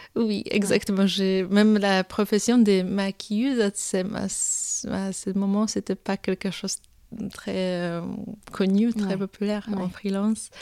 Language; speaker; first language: French; non-native, fluent; Polish